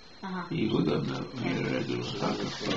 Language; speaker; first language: Hebrew; non-native, learner; English